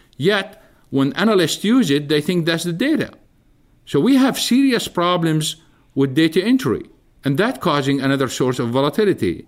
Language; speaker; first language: English; non-native, fluent; Arabic